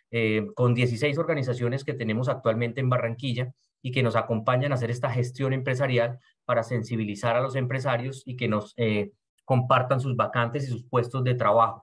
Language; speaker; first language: Spanish; native; Spanish